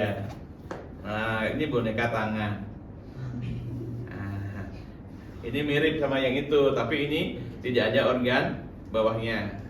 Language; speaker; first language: Indonesian; native; Indonesian